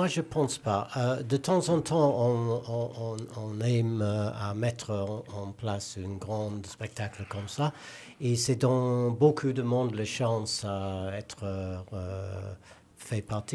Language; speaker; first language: French; non-native, learner; English